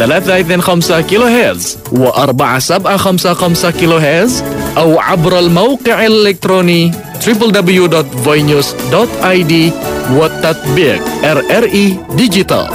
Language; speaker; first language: Arabic; non-native, fluent; Indonesian